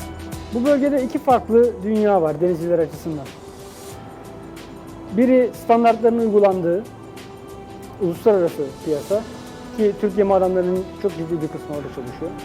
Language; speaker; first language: Turkish; native; Turkish